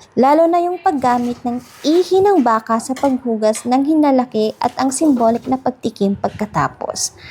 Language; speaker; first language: Filipino; native; Filipino